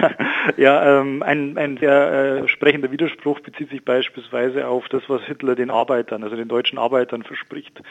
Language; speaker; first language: German; native; German